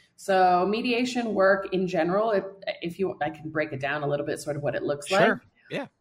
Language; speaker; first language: English; native; English